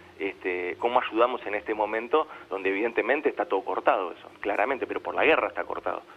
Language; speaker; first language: Spanish; native; Spanish